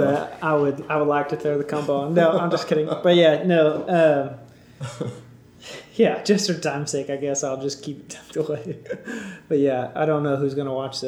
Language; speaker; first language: English; native; English